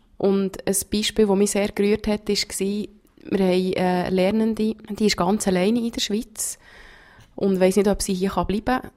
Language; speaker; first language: German; native; German